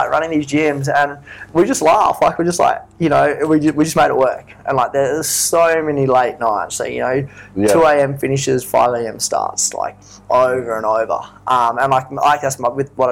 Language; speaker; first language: English; native; English